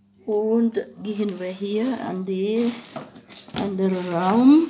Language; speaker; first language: German; non-native, learner; Filipino